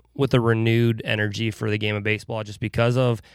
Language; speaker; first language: English; native; English